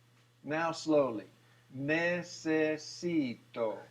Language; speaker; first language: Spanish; non-native, fluent; English